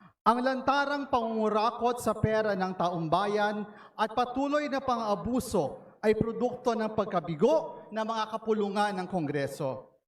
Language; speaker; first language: Filipino; native; Filipino